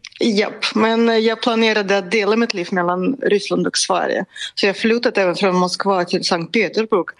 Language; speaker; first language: Swedish; non-native, fluent; Russian